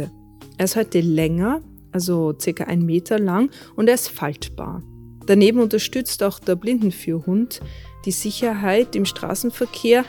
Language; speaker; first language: German; native; German